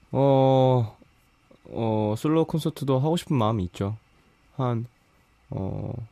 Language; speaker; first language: Korean; native; Korean